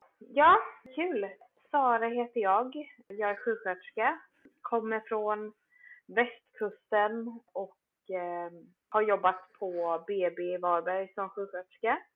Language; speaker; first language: Swedish; native; Swedish